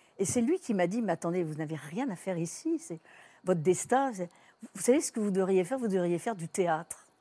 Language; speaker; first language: French; native; French